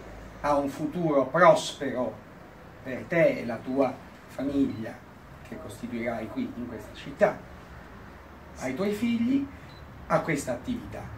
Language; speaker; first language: Italian; native; Italian